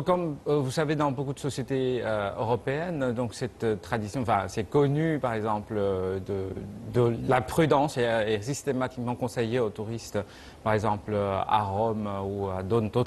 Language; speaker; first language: French; non-native, fluent; Chinese